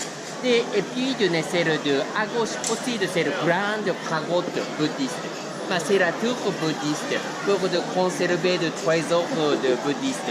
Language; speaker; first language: French; non-native, learner; Japanese